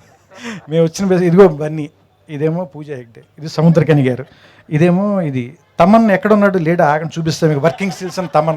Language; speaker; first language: Telugu; native; Telugu